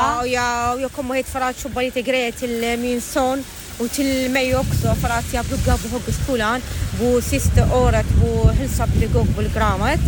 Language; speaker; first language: Swedish; non-native, learner; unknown